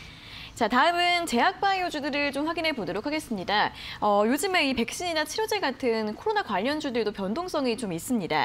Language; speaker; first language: Korean; native; Korean